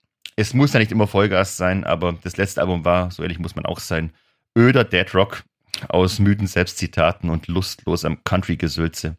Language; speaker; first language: German; native; German